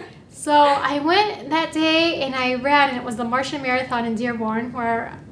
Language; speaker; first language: English; native; English